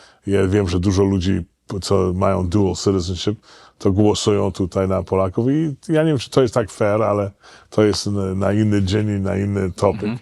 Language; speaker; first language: Polish; early bilingual, heritage; Polish